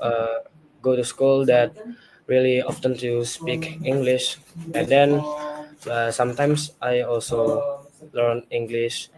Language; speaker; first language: English; non-native, learner; Indonesian